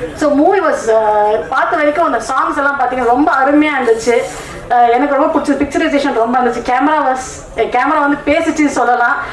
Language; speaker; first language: Tamil; non-native, local second language; Telugu